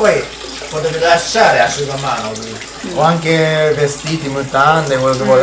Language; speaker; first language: Italian; non-native, learner; Japanese